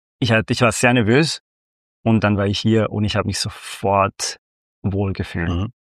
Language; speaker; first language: German; non-native, fluent; Spanish